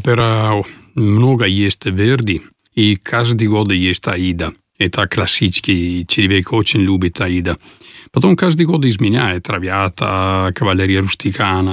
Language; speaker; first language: Russian; non-native, learner; Italian